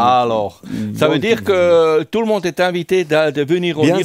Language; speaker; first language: French; non-native, fluent; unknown